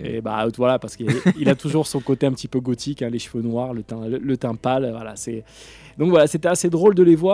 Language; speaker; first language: French; native; French